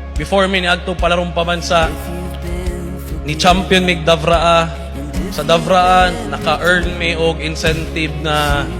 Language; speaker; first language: Cebuano; native; Cebuano